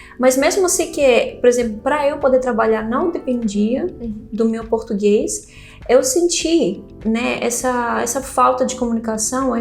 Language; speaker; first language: Portuguese; non-native, fluent; Greek